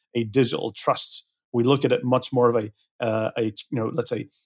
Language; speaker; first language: English; native; English